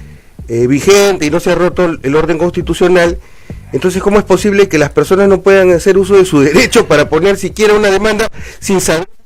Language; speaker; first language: Spanish; native; Spanish